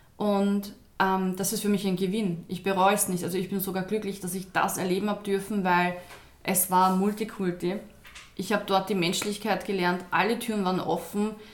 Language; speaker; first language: German; early bilingual, other home language; Turkish